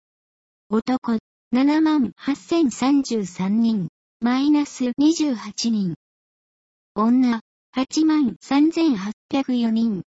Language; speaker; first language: Japanese; native; Japanese